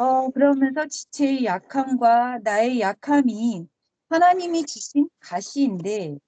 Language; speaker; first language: Korean; native; Korean